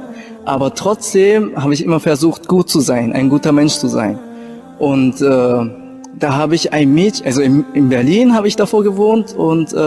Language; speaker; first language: German; early bilingual, other home language; Japanese